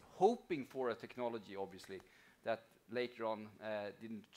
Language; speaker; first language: English; non-native, fluent; Swedish